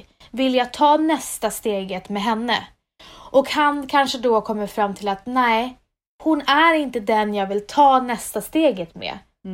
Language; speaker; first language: Swedish; native; Swedish